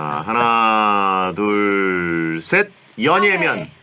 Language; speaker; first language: Korean; native; Korean